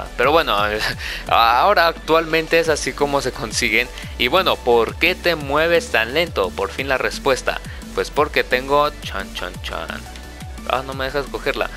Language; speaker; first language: Spanish; native; Spanish